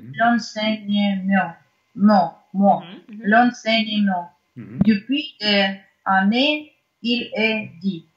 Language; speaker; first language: French; non-native, learner; Russian